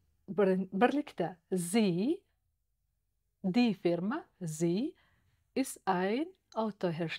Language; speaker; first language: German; non-native, fluent; Uzbek